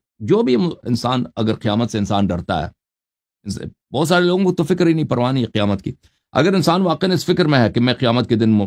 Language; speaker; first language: Urdu; native; Urdu